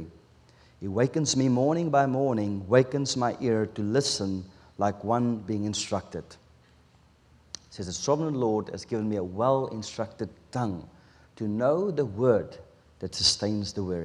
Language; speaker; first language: English; non-native, local second language; Afrikaans